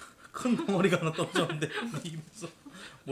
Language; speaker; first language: Korean; native; Korean